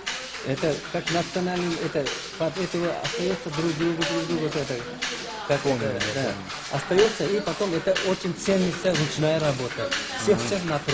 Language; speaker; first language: Russian; non-native, local second language; Uzbek